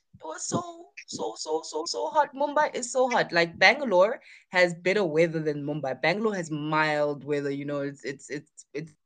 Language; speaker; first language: English; non-native, local second language; Zulu